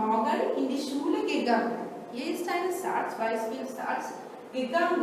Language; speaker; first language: German; non-native, fluent; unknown